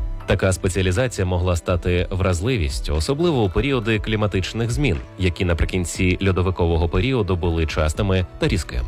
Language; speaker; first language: Ukrainian; native; Ukrainian